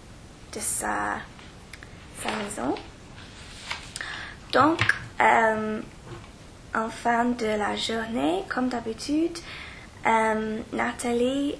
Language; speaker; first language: French; non-native, learner; English